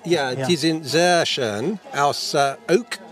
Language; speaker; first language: German; non-native, learner; English